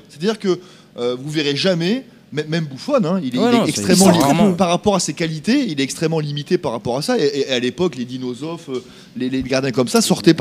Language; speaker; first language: French; native; French